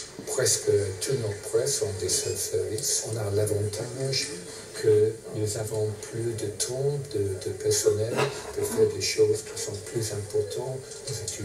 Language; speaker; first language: French; non-native, fluent; English